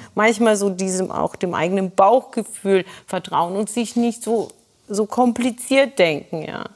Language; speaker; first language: German; non-native, fluent; Russian